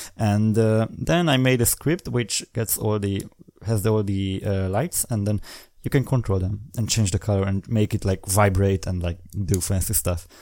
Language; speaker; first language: English; non-native, fluent; Hungarian